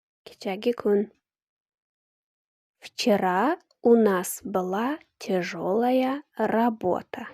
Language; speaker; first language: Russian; non-native, fluent; Uzbek